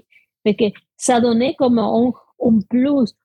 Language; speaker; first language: French; non-native, fluent; Spanish